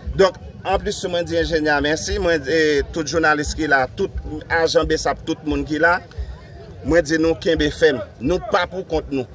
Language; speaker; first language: Haitian Creole; native; Haitian Creole